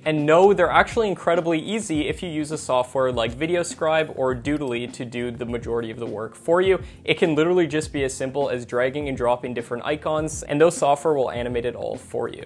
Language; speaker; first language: English; native; English